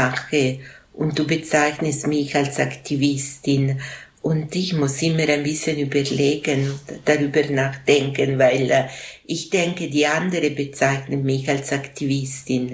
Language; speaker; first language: German; non-native, local second language; Italian